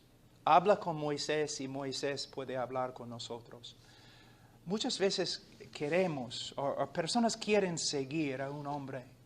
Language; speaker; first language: Spanish; non-native, fluent; English